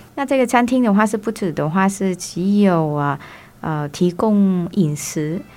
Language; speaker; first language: Chinese; non-native, fluent; Vietnamese